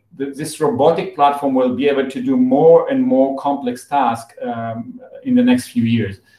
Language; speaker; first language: English; non-native, fluent; Hebrew